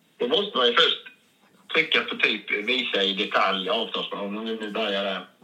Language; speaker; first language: Swedish; native; Swedish